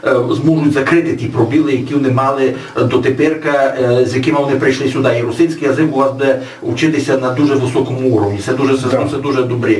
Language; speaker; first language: Ukrainian; native; Ukrainian